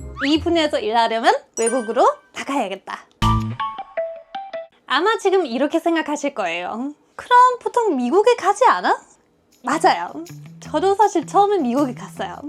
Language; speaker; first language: Korean; non-native, fluent; German